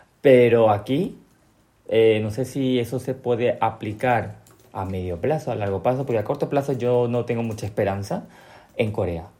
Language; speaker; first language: Spanish; early bilingual, other home language; Korean